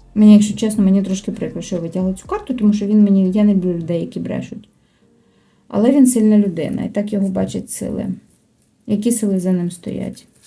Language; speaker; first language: Ukrainian; non-native, local second language; Russian